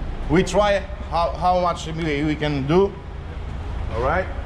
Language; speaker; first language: English; non-native, learner; Polish